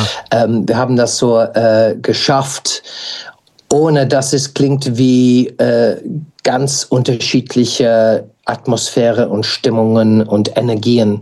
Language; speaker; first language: German; non-native, fluent; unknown